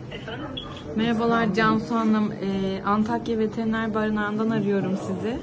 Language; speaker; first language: Turkish; native; Turkish